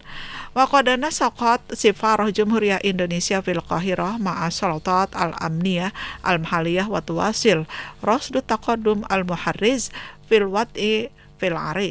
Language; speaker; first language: Arabic; non-native, fluent; Indonesian